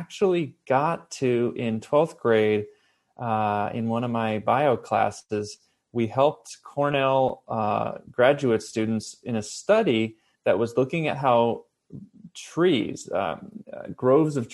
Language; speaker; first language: English; native; English